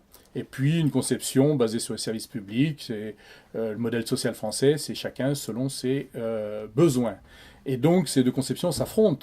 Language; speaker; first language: French; native; French